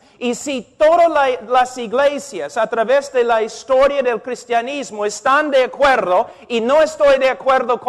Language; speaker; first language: Spanish; non-native, fluent; English